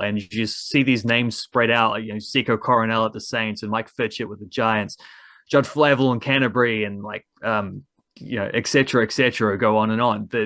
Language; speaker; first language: English; native; English